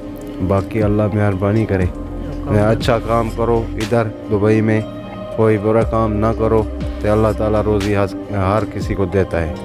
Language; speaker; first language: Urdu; non-native, local second language; Punjabi